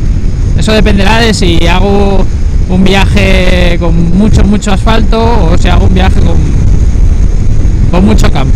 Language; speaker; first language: Spanish; native; Spanish